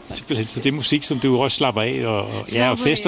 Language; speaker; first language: Danish; native; Danish